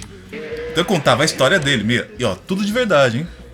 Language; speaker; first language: Portuguese; native; Portuguese